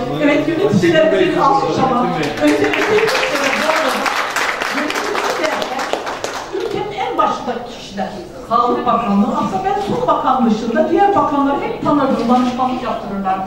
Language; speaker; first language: Turkish; native; Turkish